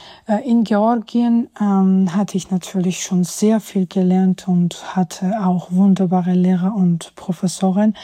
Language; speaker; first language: German; non-native, fluent; Georgian